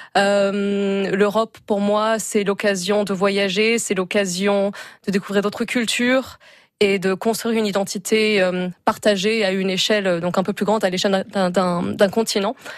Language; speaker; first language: French; early bilingual, other home language; English